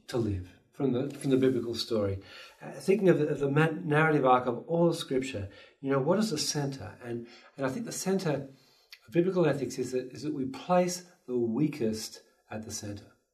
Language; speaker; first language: English; native; English